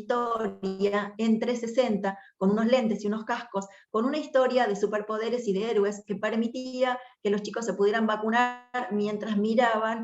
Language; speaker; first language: Spanish; native; Spanish